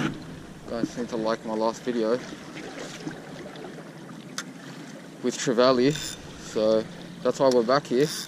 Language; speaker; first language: English; native; English